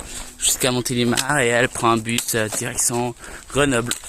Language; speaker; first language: French; native; French